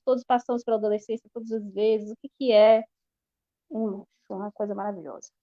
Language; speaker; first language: Portuguese; native; Portuguese